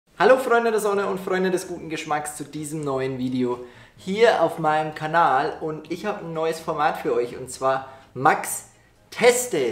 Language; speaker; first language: German; native; German